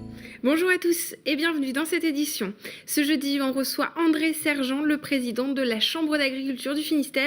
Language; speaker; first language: French; native; French